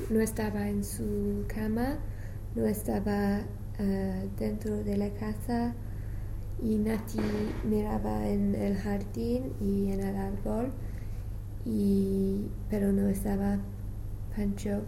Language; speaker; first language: Spanish; non-native, learner; English